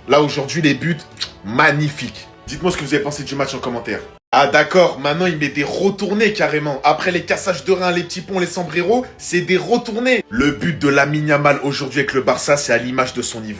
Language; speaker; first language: French; native; French